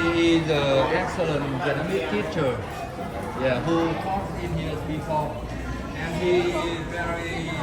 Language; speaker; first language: English; non-native, fluent; Vietnamese